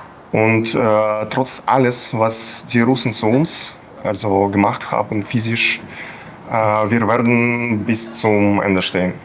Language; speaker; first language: German; non-native, fluent; Ukrainian